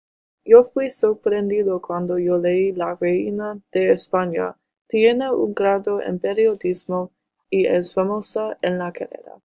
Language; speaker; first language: Spanish; non-native, learner; English